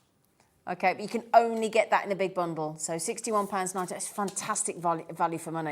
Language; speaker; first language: English; native; English